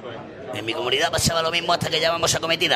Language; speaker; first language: Spanish; native; Spanish